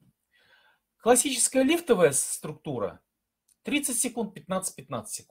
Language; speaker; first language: Russian; native; Russian